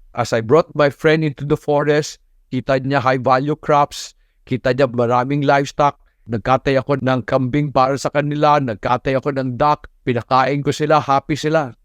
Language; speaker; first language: Filipino; non-native, local second language; Cebuano